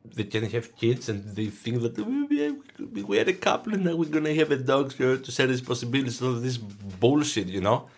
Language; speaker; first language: English; non-native, fluent; Greek